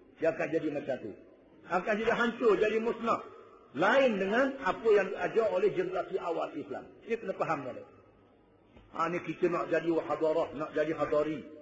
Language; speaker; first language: Malay; native; Malay